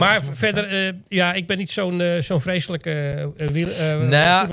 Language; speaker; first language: Dutch; native; Dutch